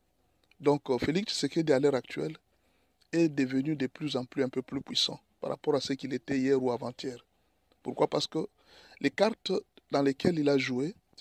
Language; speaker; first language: French; non-native, local second language; Lingala